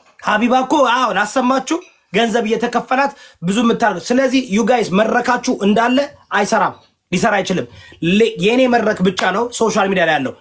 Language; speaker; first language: Amharic; early bilingual, heritage; Amharic